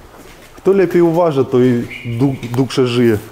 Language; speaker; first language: Polish; non-native, learner; Ukrainian